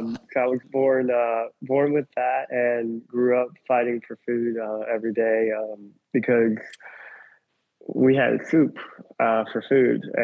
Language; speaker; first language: English; native; English